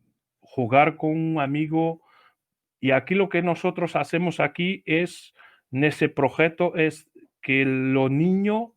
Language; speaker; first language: Spanish; non-native, learner; Portuguese